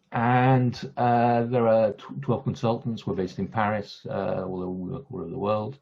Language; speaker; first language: English; non-native, fluent; French